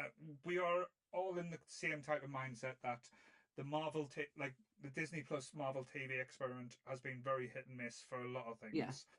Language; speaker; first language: English; native; English